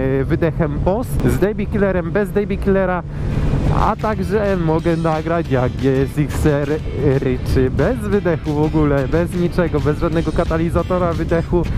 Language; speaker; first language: Polish; native; Polish